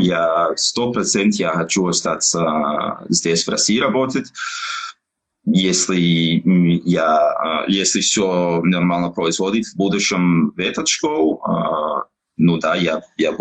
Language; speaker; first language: Russian; non-native, learner; English